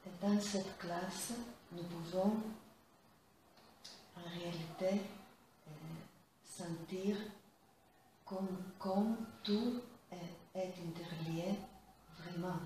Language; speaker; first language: French; non-native, fluent; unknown